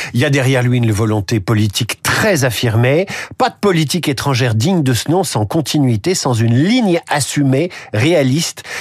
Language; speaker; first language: French; native; French